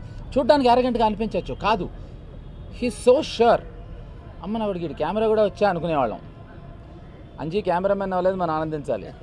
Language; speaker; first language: Telugu; native; Telugu